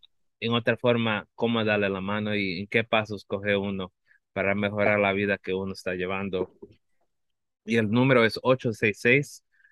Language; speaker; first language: Spanish; early bilingual, heritage; Spanish